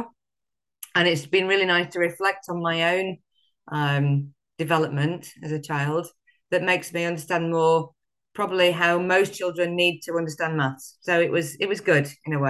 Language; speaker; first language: English; native; English